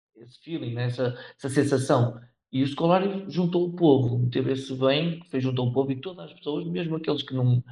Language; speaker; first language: Portuguese; native; Portuguese